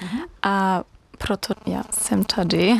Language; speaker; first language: Czech; non-native, learner; German